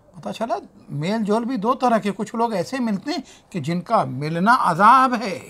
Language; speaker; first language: Urdu; native; Urdu